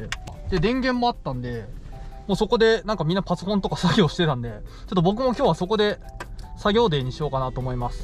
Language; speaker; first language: Japanese; native; Japanese